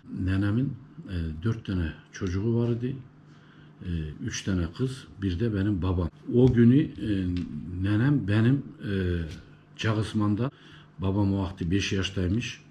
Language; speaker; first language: Turkish; early bilingual, heritage; Turkish